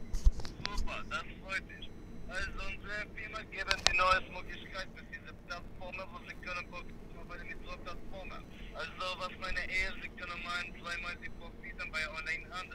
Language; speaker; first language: German; non-native, learner; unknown